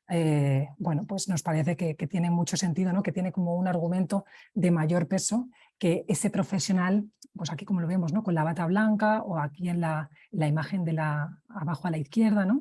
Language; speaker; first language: Spanish; native; Spanish